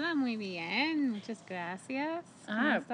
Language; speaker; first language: Spanish; non-native, fluent; English